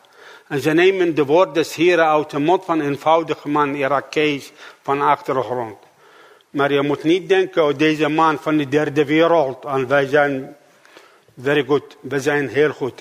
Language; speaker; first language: Dutch; non-native, fluent; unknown